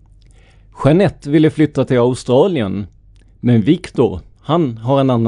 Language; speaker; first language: Swedish; native; Swedish